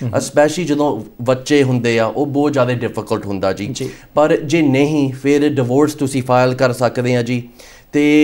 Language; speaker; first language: Punjabi; early bilingual, heritage; Punjabi